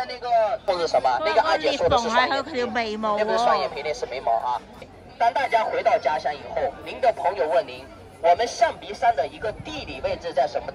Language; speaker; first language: Chinese; native; Chinese